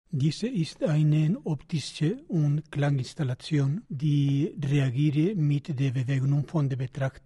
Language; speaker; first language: German; non-native, learner; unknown